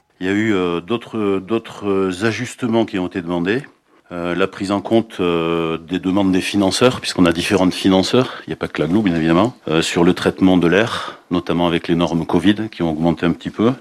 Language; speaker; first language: French; native; French